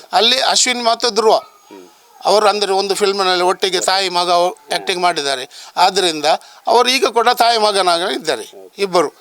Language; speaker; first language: Kannada; non-native, local second language; Tulu